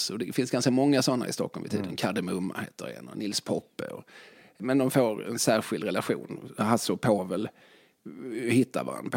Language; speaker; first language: Swedish; native; Swedish